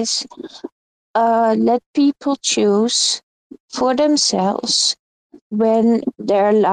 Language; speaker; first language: English; non-native, learner; Dutch